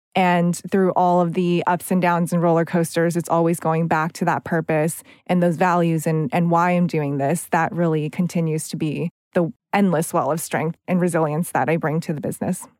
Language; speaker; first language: English; native; English